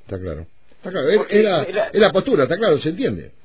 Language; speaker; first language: Spanish; native; Spanish